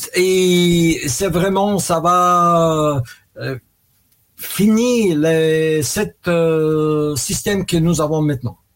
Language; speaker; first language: French; non-native, fluent; Russian